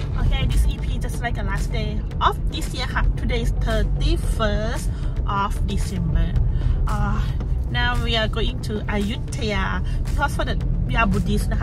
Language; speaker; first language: English; non-native, learner; Thai